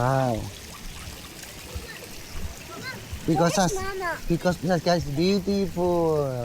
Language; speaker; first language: English; non-native, learner; Indonesian